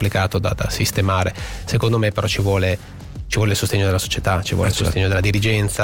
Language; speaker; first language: Italian; native; Italian